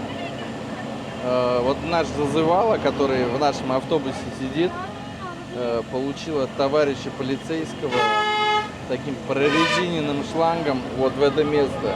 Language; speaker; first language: Russian; native; Russian